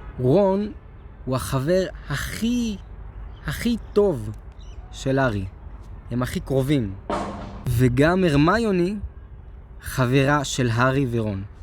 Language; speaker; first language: Hebrew; native; Hebrew